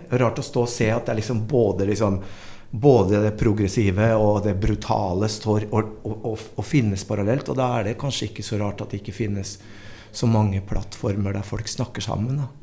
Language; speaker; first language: Norwegian; early bilingual, other home language; Spanish